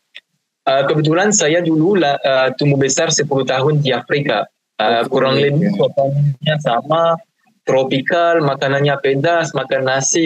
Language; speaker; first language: Indonesian; non-native, fluent; French